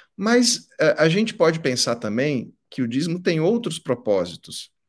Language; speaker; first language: Portuguese; native; Portuguese